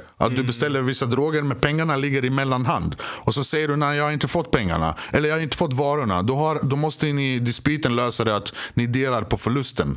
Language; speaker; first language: Swedish; early bilingual, other home language; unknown